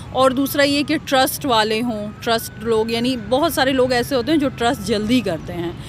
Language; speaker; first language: Urdu; native; Urdu